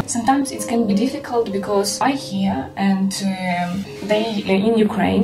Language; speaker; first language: English; non-native, learner; Ukrainian